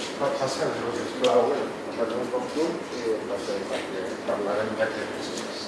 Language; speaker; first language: Catalan; non-native, fluent; Spanish